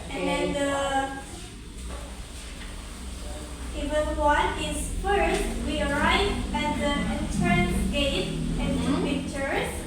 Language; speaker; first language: English; non-native, learner; Indonesian